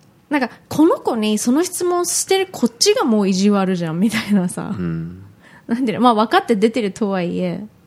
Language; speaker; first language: Japanese; early bilingual, heritage; Japanese